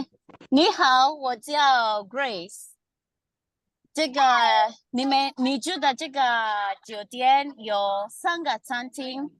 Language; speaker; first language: Chinese; non-native, fluent; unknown